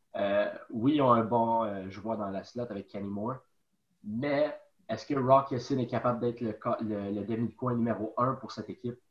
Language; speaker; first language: French; native; French